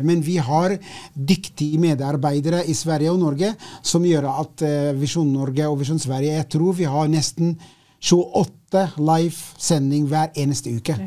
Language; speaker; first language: Swedish; non-native, fluent; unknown